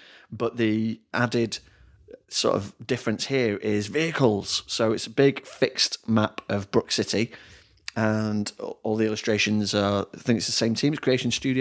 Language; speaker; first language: English; native; English